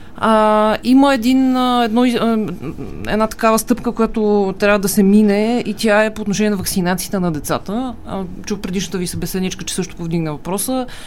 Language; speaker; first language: Bulgarian; native; Bulgarian